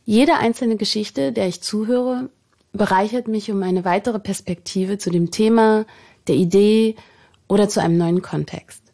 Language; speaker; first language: German; native; German